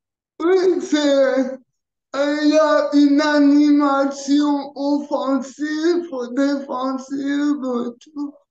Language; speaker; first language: French; early bilingual, other home language; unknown